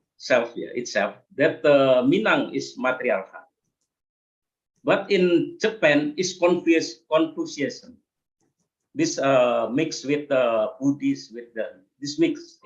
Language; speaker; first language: English; non-native, learner; Indonesian